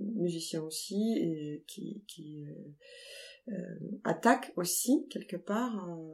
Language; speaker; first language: French; non-native, fluent; Ukrainian